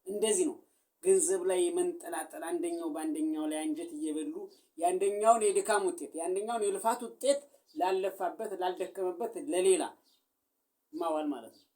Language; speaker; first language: Amharic; native; Amharic